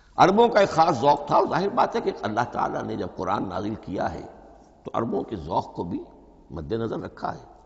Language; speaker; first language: Urdu; native; Urdu